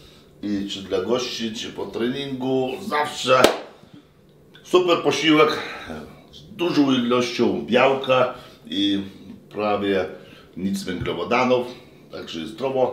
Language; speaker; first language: Polish; non-native, fluent; Lithuanian